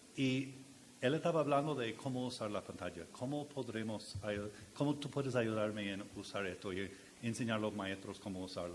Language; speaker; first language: Spanish; non-native, learner; English